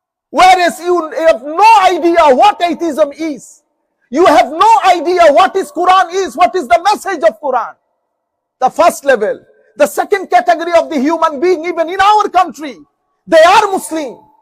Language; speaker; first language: English; non-native, local second language; Bangla